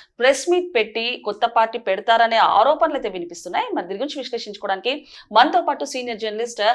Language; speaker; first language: Telugu; native; Telugu